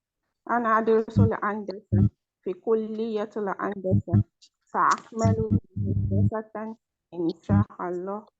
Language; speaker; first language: Arabic; non-native, learner; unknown